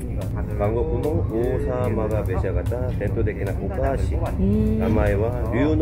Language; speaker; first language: Japanese; non-native, learner; Korean